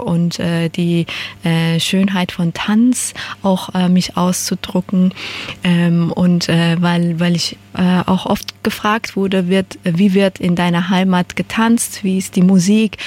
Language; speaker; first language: German; non-native, fluent; Persian